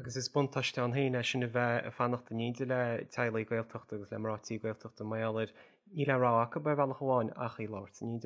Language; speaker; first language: Irish; native; Irish